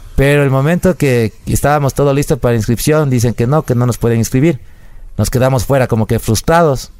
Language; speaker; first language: Spanish; native; Spanish